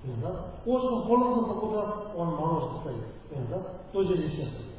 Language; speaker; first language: Russian; non-native, learner; Tibetan